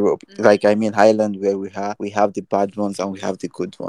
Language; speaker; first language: English; non-native, local second language; Yoruba